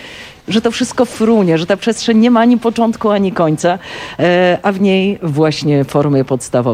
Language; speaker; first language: Polish; native; Polish